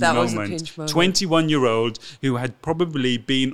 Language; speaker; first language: English; native; English